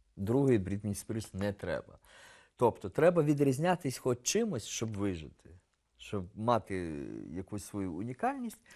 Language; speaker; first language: Ukrainian; native; Ukrainian